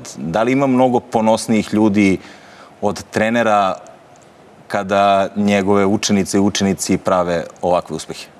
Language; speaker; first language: Croatian; native; Croatian